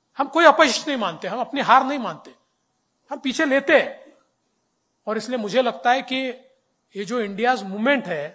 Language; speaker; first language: Hindi; non-native, local second language; Marathi